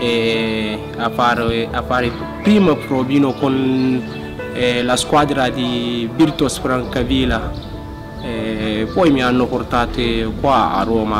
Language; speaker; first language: Italian; non-native, learner; Hausa